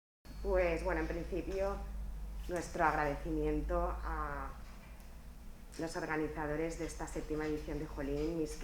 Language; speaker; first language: Spanish; native; Spanish